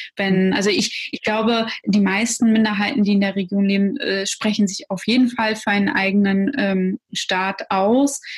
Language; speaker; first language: German; early bilingual, other home language; Russian